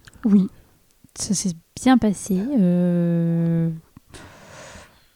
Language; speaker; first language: French; native; French